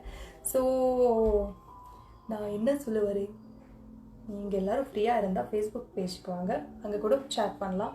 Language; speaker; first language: Tamil; non-native, local second language; Kannada